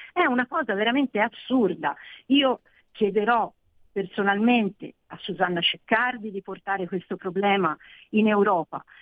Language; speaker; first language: Italian; native; Italian